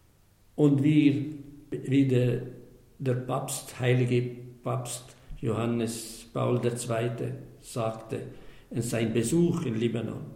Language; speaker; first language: German; non-native, fluent; Arabic